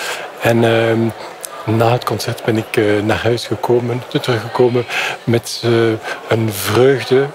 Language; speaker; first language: Dutch; non-native, fluent; French